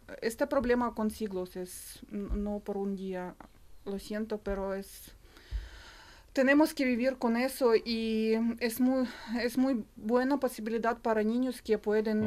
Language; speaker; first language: Spanish; non-native, learner; Ukrainian